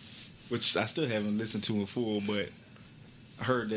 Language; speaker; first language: English; native; English